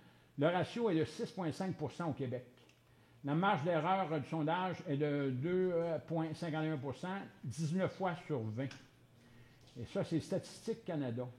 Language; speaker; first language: French; native; French